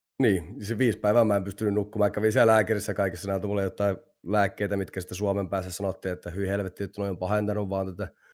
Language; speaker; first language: Finnish; native; Finnish